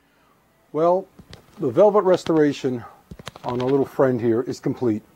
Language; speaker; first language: English; native; English